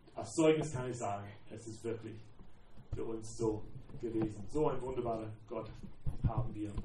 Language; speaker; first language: German; non-native, fluent; English